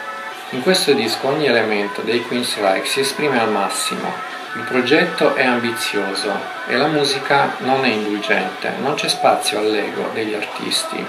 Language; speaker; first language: Italian; native; Italian